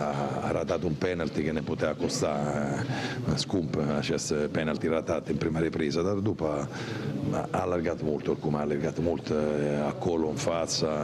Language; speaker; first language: Romanian; non-native, fluent; Italian